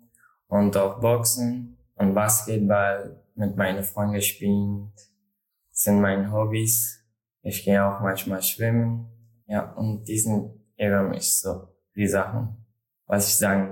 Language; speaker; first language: German; non-native, learner; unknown